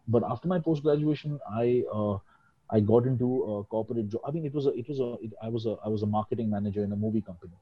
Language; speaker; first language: English; non-native, local second language; Hindi